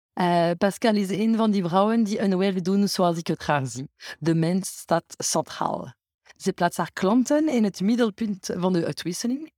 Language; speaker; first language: Dutch; non-native, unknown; French